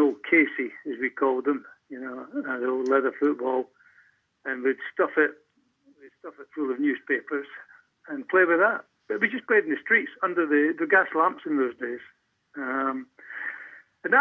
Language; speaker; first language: English; native; English